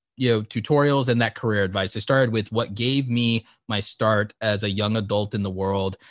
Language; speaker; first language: English; native; English